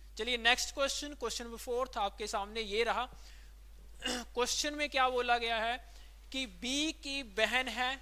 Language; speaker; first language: Hindi; native; Hindi